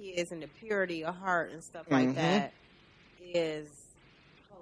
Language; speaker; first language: English; native; English